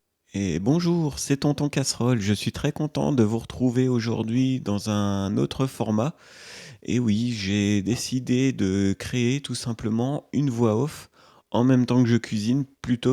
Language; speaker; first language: French; native; French